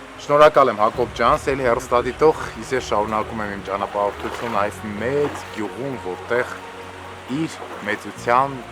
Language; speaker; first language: Armenian; native; Armenian